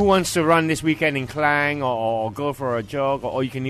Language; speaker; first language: English; native; English